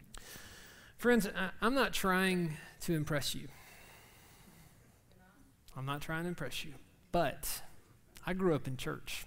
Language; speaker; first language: English; native; English